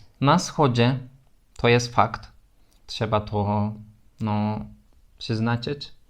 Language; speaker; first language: Polish; non-native, learner; Turkish